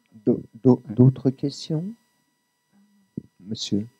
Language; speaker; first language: French; native; French